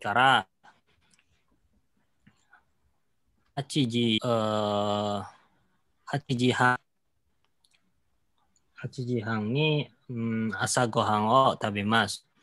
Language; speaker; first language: Japanese; non-native, learner; Indonesian